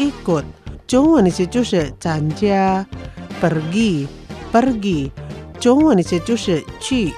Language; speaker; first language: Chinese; non-native, fluent; Indonesian